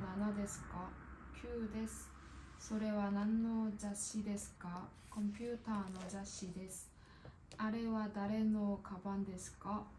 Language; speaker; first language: Japanese; non-native, learner; Korean